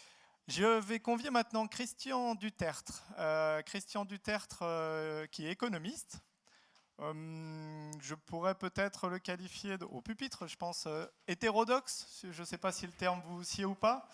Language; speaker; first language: French; native; French